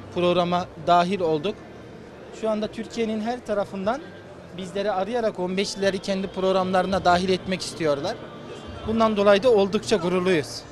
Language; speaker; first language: Turkish; native; Turkish